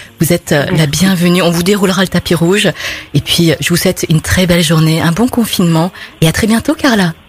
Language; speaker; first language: French; native; French